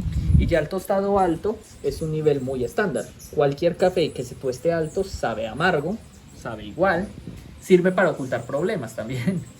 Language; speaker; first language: Spanish; native; Spanish